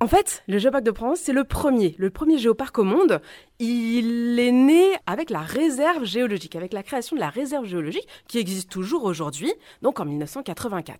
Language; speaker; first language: French; native; French